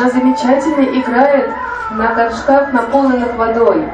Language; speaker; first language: Russian; native; Russian